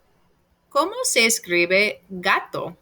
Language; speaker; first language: Spanish; non-native, fluent; English